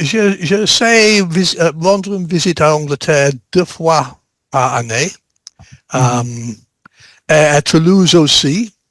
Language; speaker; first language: French; non-native, learner; English